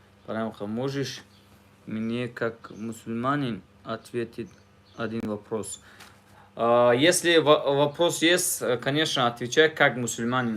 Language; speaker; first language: Russian; non-native, learner; Tajik